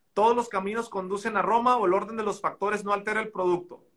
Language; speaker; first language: Spanish; native; Spanish